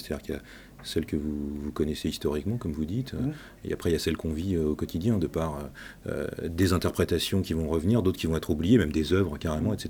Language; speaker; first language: French; native; French